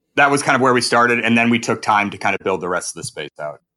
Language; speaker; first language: English; native; English